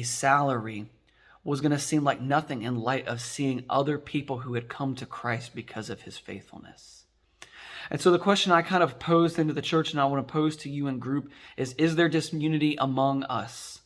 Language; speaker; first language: English; native; English